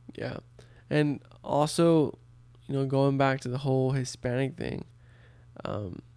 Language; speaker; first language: English; early bilingual, other home language; Spanish